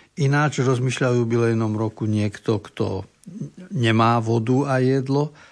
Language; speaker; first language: Slovak; native; Slovak